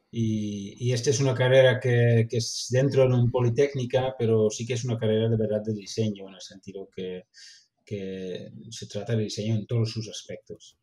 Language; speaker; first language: Spanish; non-native, fluent; Dutch